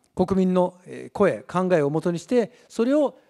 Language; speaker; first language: Japanese; native; Japanese